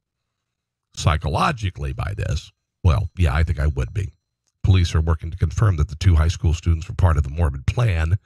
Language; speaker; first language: English; native; English